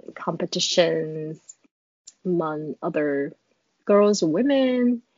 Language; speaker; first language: English; non-native, fluent; Chinese